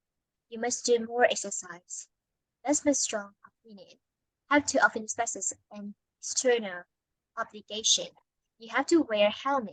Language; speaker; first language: English; non-native, fluent; Vietnamese